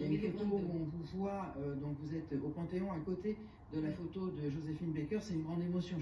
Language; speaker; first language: French; native; French